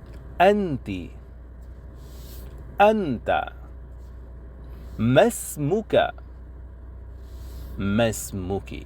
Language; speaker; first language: Arabic; non-native, fluent; Indonesian